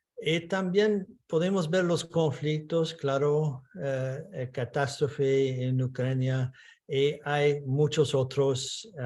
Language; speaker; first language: Spanish; non-native, fluent; English